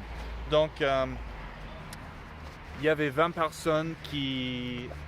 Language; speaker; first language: French; non-native, learner; English